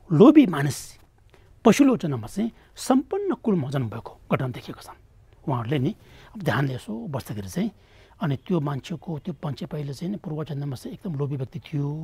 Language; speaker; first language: Nepali; non-native, local second language; Tibetan